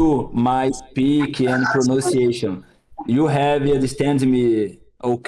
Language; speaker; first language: English; non-native, learner; Portuguese